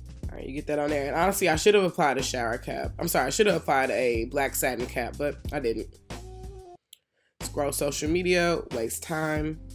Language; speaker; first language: English; native; English